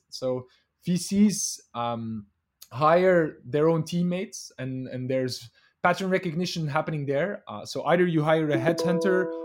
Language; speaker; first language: English; non-native, fluent; Dutch